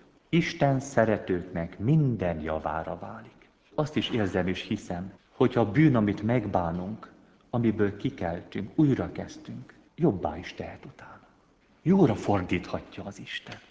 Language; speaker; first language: Hungarian; native; Hungarian